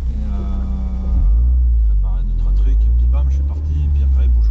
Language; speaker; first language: French; native; French